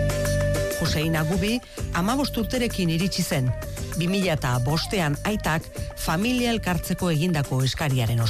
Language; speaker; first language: Basque; native; Basque